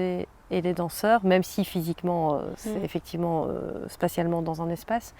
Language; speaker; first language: French; native; French